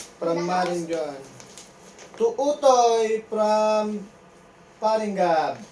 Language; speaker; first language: English; non-native, local second language; Filipino